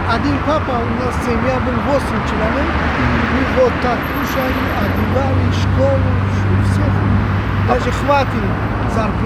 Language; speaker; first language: Russian; non-native, local second language; Tajik